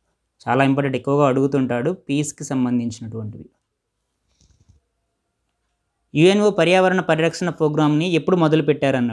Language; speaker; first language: Telugu; native; Telugu